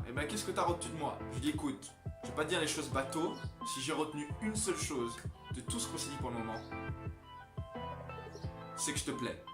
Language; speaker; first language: French; native; French